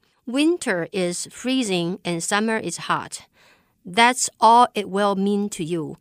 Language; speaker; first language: English; non-native, fluent; Chinese